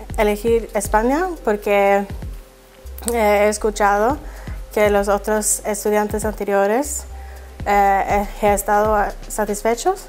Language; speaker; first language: Spanish; non-native, learner; Norwegian